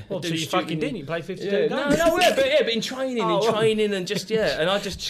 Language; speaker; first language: English; native; English